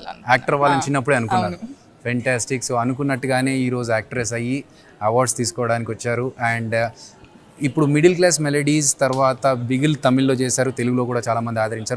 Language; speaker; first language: Telugu; native; Telugu